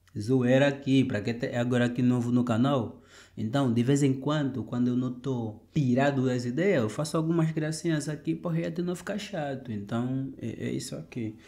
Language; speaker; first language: Portuguese; native; Portuguese